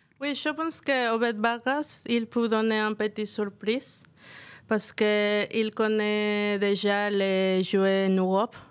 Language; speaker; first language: French; non-native, fluent; Spanish